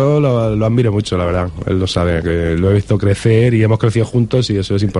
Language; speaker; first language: Spanish; native; Spanish